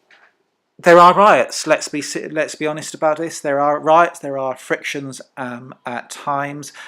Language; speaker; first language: English; native; English